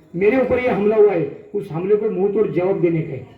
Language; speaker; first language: Hindi; non-native, local second language; Marathi